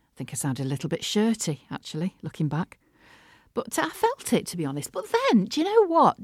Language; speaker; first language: English; native; English